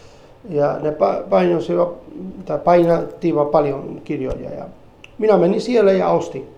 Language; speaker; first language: Finnish; non-native, fluent; Spanish